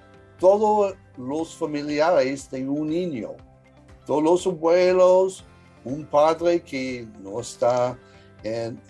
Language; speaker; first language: Spanish; early bilingual, heritage; English